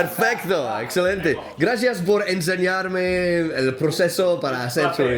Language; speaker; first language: Spanish; non-native, learner; English